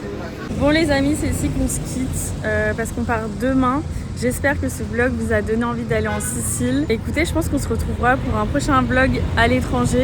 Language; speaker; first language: French; native; French